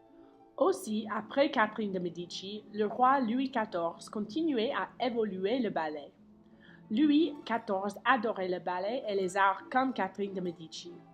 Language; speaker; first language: French; non-native, learner; English